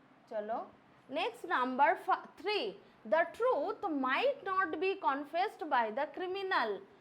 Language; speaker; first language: English; non-native, local second language; Bangla